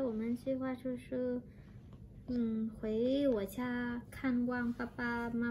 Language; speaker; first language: Chinese; non-native, fluent; Vietnamese